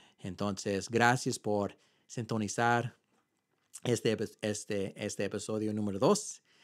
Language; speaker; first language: Spanish; early bilingual, heritage; Spanish